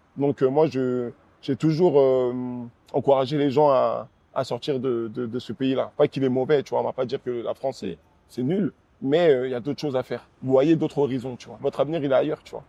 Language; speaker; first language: French; early bilingual, other home language; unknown